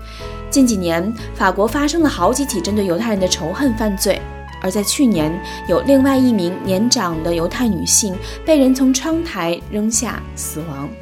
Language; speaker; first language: Chinese; native; Chinese